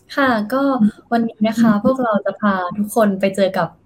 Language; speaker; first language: Thai; native; Thai